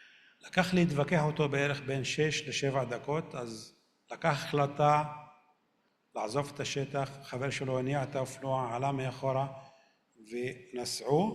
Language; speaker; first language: Hebrew; non-native, local second language; Arabic